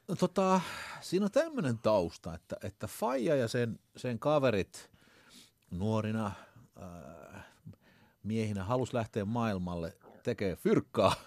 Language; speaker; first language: Finnish; early bilingual, other home language; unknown